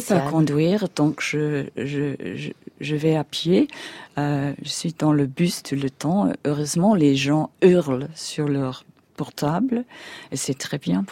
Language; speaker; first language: French; non-native, fluent; English